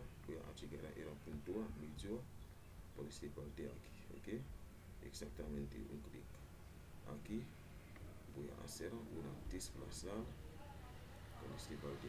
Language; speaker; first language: Spanish; non-native, learner; Haitian Creole